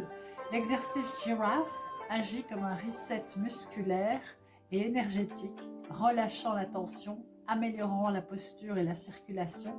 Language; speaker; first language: French; native; French